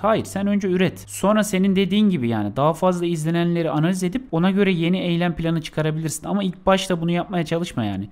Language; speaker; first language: Turkish; native; Turkish